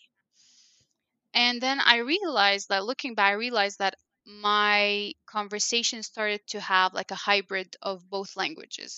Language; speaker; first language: English; non-native, fluent; Arabic